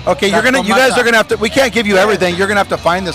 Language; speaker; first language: English; native; English